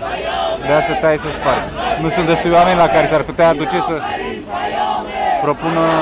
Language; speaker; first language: Romanian; native; Romanian